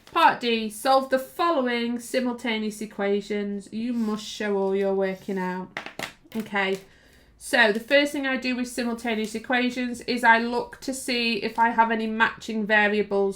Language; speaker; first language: English; native; English